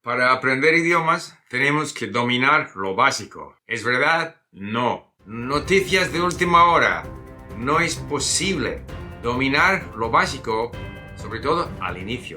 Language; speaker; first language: Spanish; non-native, fluent; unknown